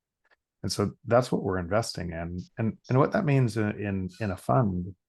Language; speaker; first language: English; native; English